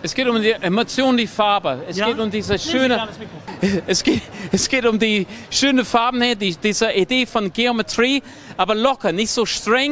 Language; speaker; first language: German; non-native, fluent; English